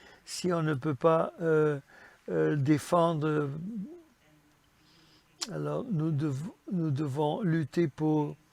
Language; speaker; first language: French; non-native, fluent; English